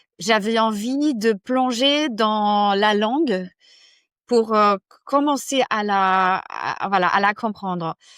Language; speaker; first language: French; non-native, fluent; German